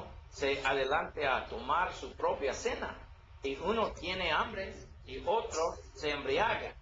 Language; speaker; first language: Spanish; non-native, learner; English